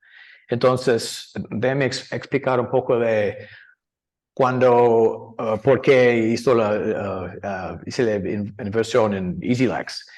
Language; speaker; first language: Spanish; non-native, learner; English